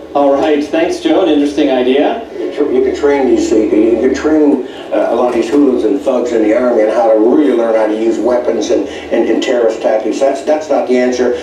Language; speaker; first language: English; native; English